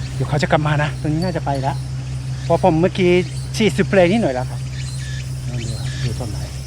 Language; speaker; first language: Thai; non-native, fluent; Japanese